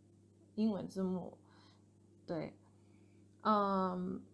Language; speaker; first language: Chinese; non-native, fluent; English